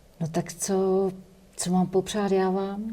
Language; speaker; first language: Czech; native; Czech